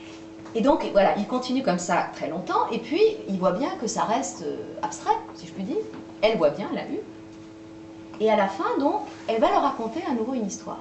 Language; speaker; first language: French; native; French